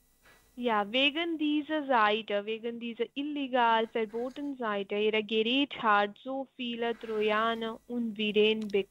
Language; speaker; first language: German; non-native, learner; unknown